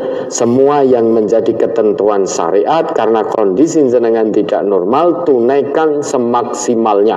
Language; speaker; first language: Indonesian; non-native, local second language; Javanese